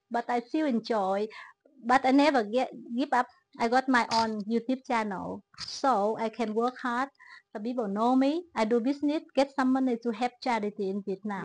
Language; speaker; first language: English; non-native, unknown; Vietnamese